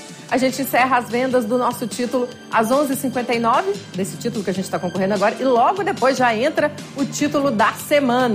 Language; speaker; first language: Portuguese; native; Portuguese